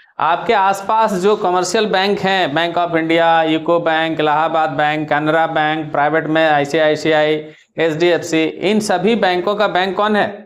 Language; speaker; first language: Hindi; native; Hindi